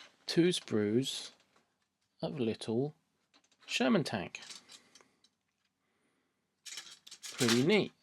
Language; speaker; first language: English; native; English